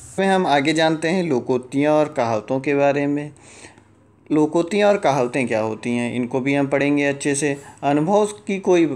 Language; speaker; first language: Hindi; native; Hindi